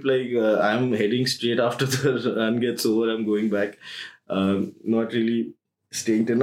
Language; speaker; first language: English; non-native, local second language; Bangla